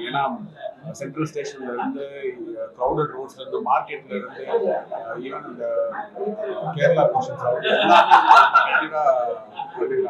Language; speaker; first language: Tamil; native; Tamil